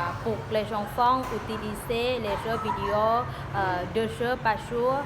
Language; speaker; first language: French; non-native, learner; Vietnamese